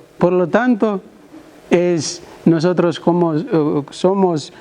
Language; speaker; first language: Spanish; non-native, learner; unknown